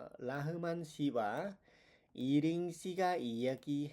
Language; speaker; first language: Korean; non-native, fluent; Khmer